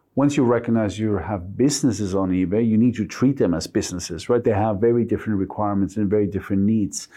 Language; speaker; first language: English; non-native, fluent; Spanish